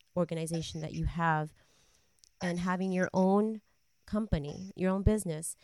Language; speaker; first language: English; non-native, local second language; Masai